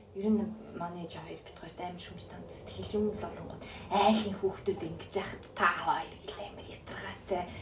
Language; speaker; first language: Mongolian; early bilingual, heritage; Mongolian